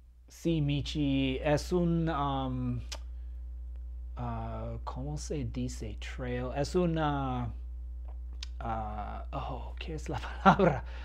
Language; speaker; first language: Spanish; non-native, learner; English